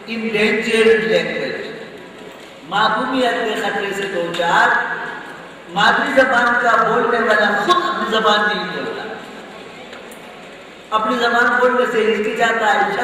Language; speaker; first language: Urdu; non-native, local second language; Khowar